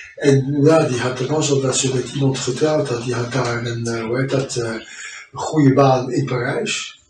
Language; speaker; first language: Dutch; early bilingual, other home language; French